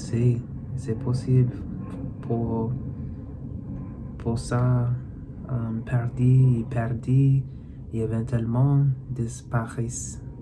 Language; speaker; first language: French; non-native, learner; English